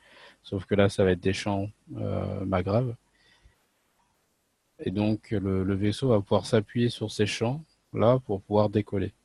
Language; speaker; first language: French; non-native, fluent; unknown